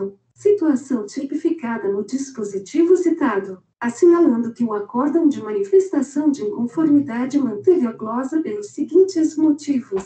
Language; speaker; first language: Portuguese; native; Portuguese